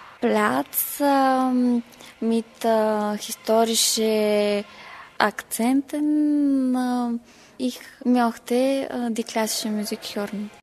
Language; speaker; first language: German; non-native, learner; Bulgarian